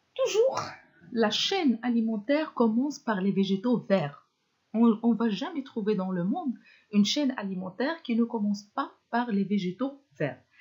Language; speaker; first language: French; non-native, local second language; Arabic